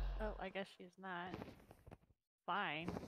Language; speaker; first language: English; native; English